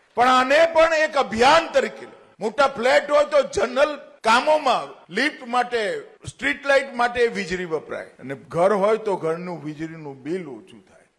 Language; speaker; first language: Gujarati; native; Gujarati